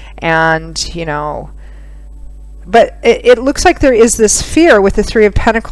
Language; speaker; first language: English; native; English